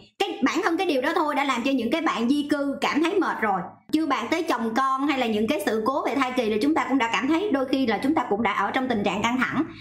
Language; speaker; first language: Vietnamese; native; Vietnamese